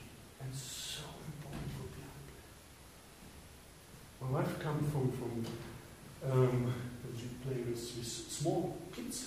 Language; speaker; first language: English; non-native, learner; German